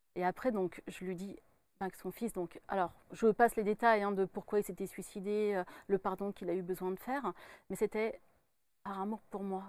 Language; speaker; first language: French; native; French